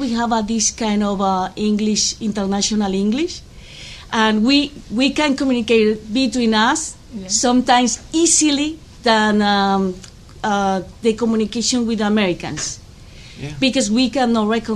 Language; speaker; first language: English; non-native, fluent; Spanish